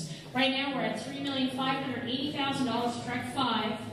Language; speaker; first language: English; native; English